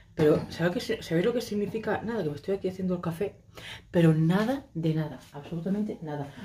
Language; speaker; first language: Spanish; early bilingual, other home language; Arabic